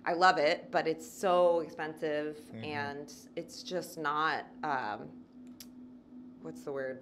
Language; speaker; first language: English; native; English